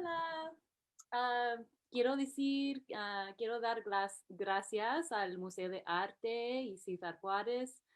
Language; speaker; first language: Spanish; early bilingual, heritage; English